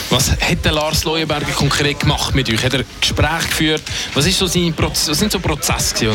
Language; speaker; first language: German; native; German